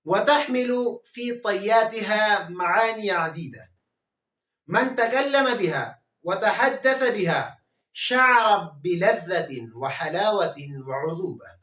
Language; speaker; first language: Arabic; non-native, fluent; Urdu